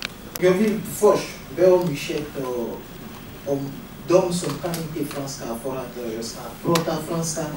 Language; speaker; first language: Swedish; non-native, learner; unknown